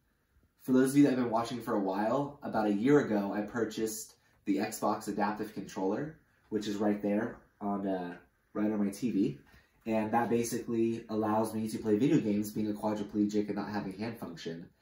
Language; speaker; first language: English; native; English